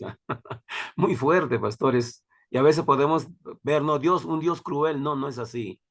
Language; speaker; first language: Spanish; native; Spanish